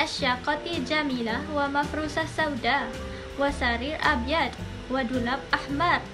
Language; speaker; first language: Arabic; non-native, learner; Malay